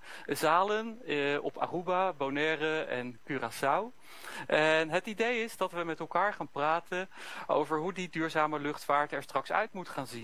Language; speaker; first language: Dutch; native; Dutch